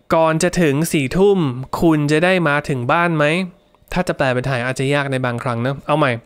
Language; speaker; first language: Thai; non-native, fluent; English